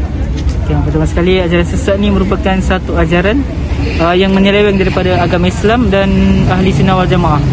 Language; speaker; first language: Malay; native; Malay